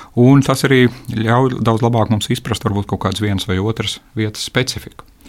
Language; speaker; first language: Latvian; native; Latvian